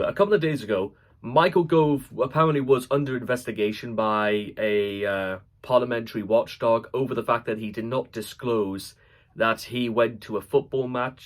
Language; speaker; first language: English; native; English